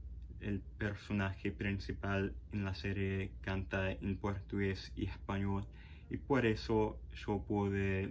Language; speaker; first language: Spanish; non-native, fluent; English